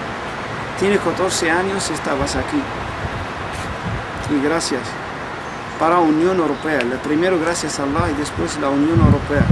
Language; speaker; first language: Spanish; non-native, learner; Arabic